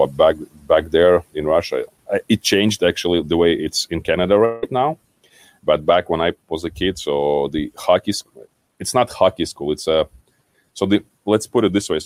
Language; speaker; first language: English; non-native, fluent; Kazakh